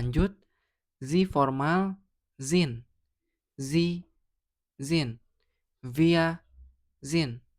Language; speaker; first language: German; non-native, learner; Indonesian